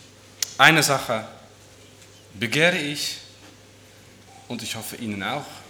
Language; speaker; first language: German; non-native, fluent; Dutch